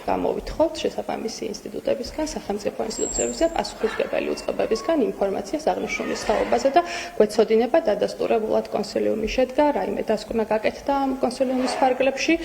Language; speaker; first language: Georgian; native; Georgian